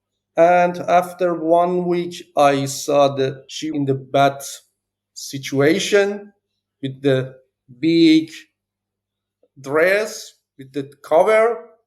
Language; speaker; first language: English; non-native, learner; Persian